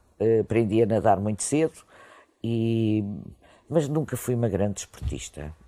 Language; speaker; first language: Portuguese; native; Portuguese